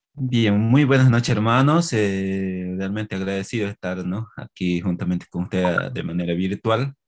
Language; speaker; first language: Spanish; native; Spanish